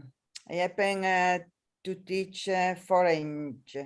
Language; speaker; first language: English; non-native, learner; Italian